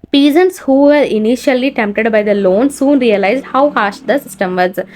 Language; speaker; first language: English; non-native, local second language; Telugu